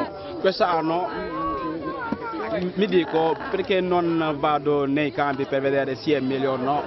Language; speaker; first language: Italian; non-native, learner; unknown